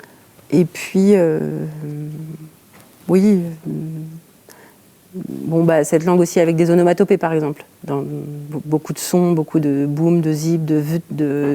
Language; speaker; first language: French; native; French